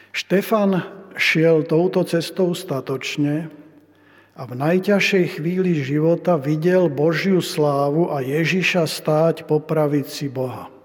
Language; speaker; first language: Slovak; native; Slovak